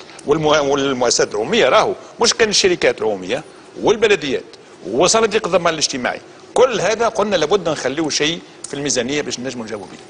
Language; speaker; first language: Arabic; native; Arabic